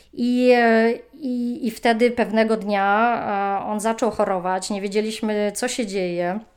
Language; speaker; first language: Polish; native; Polish